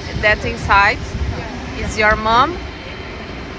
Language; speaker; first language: English; non-native, learner; Portuguese